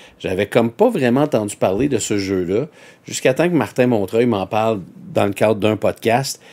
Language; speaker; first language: French; native; French